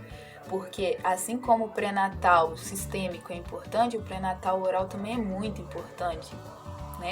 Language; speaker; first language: Portuguese; native; Portuguese